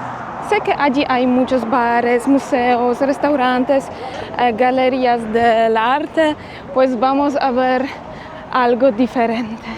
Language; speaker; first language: Spanish; non-native, fluent; Polish